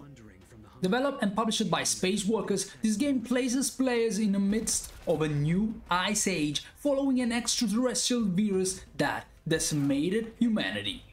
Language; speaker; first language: English; non-native, fluent; Italian